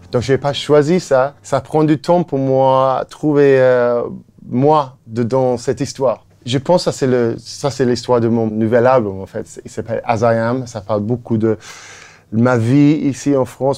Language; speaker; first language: French; non-native, fluent; English